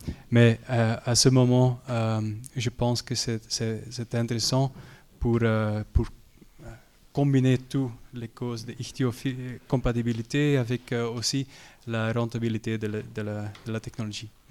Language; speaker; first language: French; non-native, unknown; Dutch